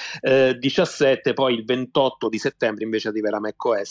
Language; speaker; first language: Italian; native; Italian